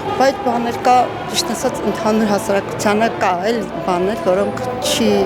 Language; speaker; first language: Armenian; native; Armenian